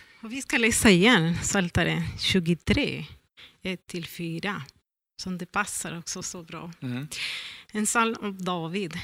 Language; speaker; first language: Swedish; non-native, learner; Spanish